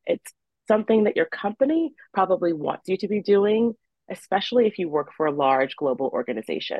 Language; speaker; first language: English; native; English